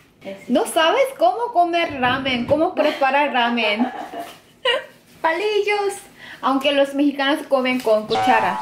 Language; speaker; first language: Spanish; non-native, fluent; Korean